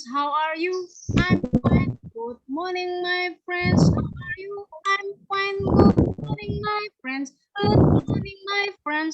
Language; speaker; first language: English; non-native, learner; Indonesian